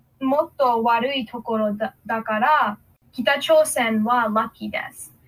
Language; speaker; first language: Japanese; non-native, learner; English